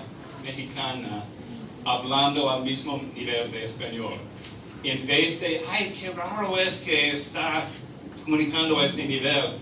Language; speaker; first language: Spanish; non-native, fluent; English